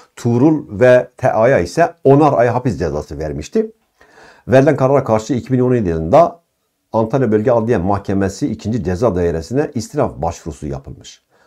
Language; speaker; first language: Turkish; non-native, local second language; Kurdish